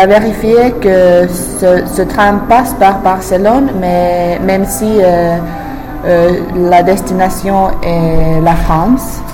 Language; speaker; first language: French; non-native, learner; English